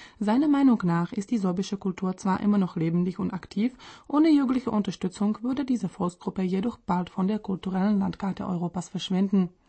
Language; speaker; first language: German; non-native, fluent; Czech